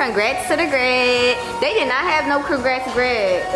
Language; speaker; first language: English; native; English